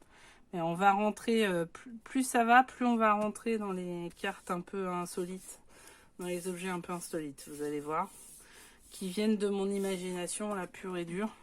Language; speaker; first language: French; native; French